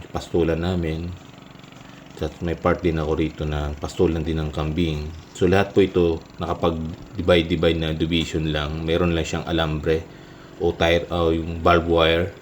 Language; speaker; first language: Filipino; non-native, local second language; Masbatenyo